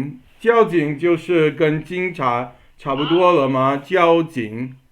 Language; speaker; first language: Chinese; non-native, learner; English